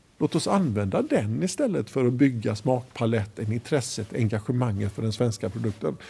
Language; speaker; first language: Swedish; native; Swedish